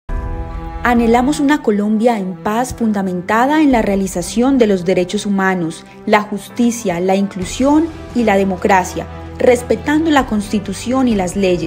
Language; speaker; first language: Spanish; native; Spanish